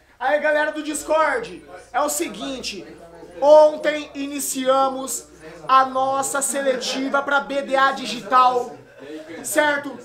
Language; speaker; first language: Portuguese; native; Portuguese